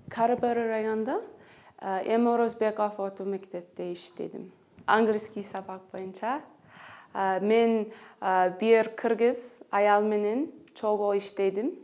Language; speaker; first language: Kyrgyz; non-native, learner; English